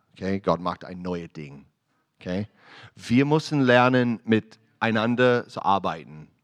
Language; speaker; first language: German; non-native, fluent; English